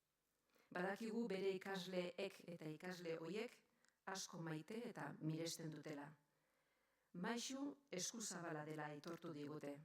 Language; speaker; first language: Basque; native; Basque